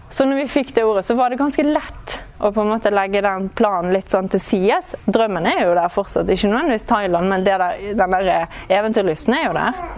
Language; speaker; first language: Norwegian; native; Norwegian